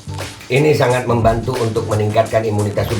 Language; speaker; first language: Indonesian; native; Indonesian